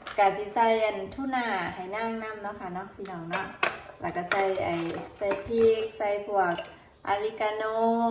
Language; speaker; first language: Thai; native; Thai